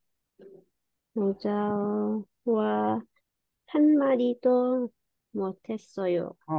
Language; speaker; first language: Korean; non-native, learner; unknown